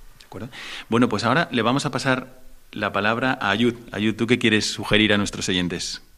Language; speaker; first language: Spanish; native; Spanish